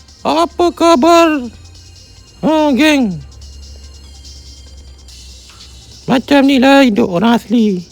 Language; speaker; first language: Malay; non-native, local second language; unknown